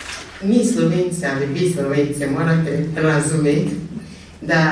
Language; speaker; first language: Slovenian; non-native, fluent; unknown